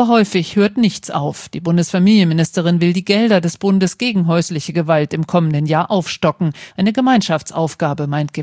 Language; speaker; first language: German; native; German